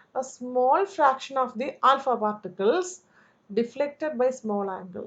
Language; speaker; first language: English; non-native, local second language; Malayalam